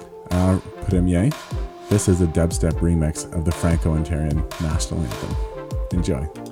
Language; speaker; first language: English; early bilingual, other home language; French